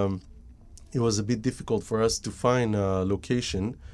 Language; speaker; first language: English; non-native, fluent; Hebrew